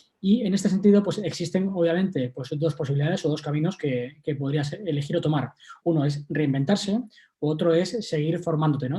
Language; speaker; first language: Spanish; native; Spanish